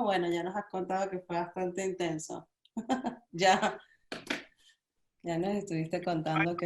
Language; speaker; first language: Spanish; native; Spanish